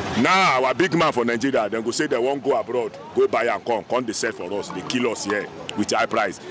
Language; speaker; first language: Nigerian Pidgin; non-native, local second language; Yoruba